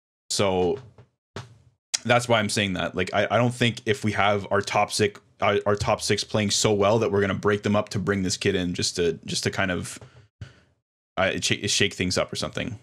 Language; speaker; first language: English; native; English